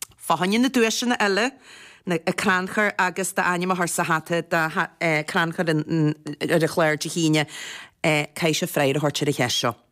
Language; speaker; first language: Irish; native; Irish